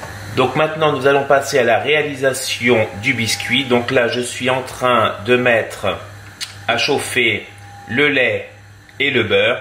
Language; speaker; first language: French; native; French